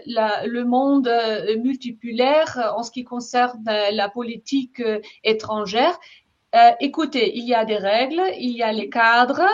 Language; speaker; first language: French; non-native, fluent; German